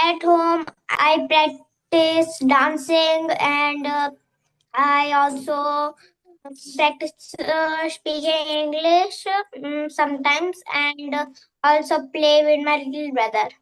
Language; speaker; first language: English; non-native, fluent; Hindi